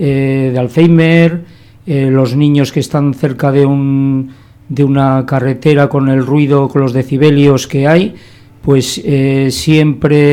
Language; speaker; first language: Spanish; native; Spanish